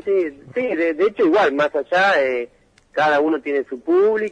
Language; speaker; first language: Spanish; native; Spanish